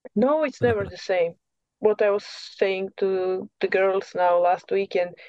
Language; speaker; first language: English; non-native, learner; Serbian